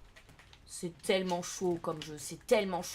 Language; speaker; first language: French; native; French